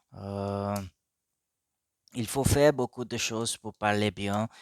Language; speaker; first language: French; non-native, learner; Hindi